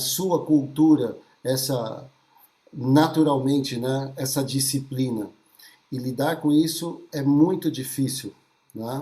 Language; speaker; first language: Portuguese; non-native, fluent; Spanish